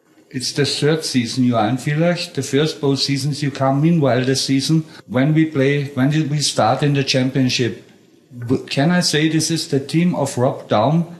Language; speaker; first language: English; non-native, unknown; German